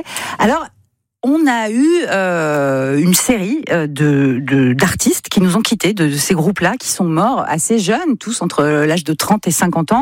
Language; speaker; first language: French; native; French